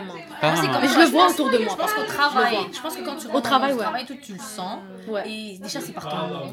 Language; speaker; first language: French; native; French